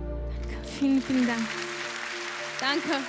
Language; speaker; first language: German; non-native, fluent; Georgian